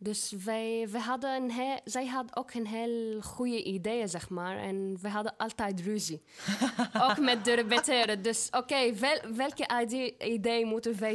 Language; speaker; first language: Dutch; non-native, fluent; Arabic